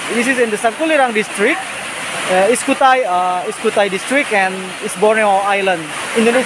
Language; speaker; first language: English; non-native, learner; Indonesian